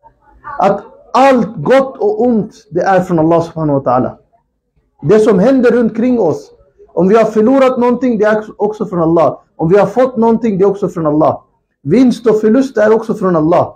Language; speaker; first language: Swedish; non-native, local second language; Urdu